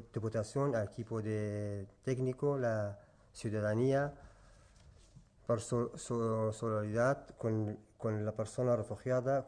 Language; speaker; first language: Spanish; non-native, learner; Kurdish